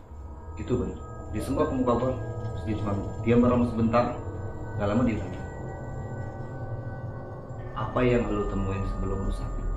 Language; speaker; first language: Indonesian; native; Indonesian